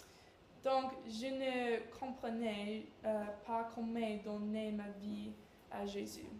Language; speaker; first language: French; non-native, learner; English